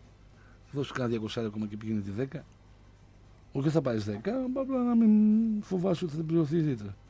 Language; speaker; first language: Greek; native; Greek